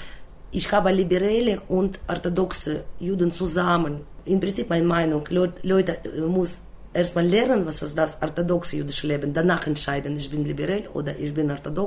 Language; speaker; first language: German; non-native, learner; Russian